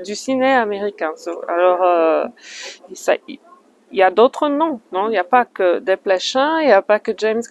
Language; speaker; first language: French; non-native, fluent; Slovak